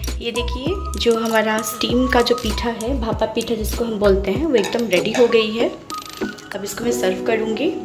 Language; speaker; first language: Hindi; non-native, local second language; Bangla